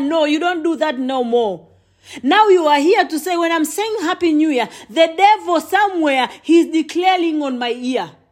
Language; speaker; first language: English; non-native, local second language; Swahili